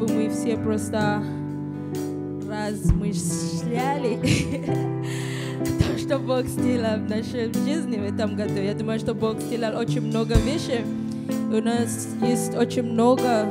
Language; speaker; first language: Russian; non-native, learner; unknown